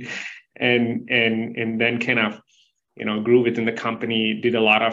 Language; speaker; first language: English; non-native, local second language; Telugu